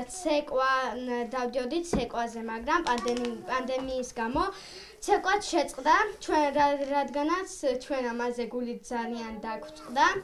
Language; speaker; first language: Georgian; native; Georgian